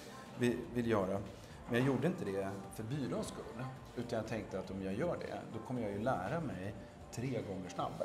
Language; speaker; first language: Swedish; native; Swedish